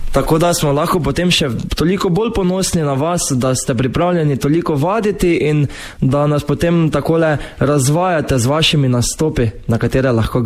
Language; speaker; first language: Slovenian; native; Slovenian